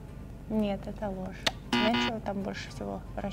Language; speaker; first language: Russian; native; Russian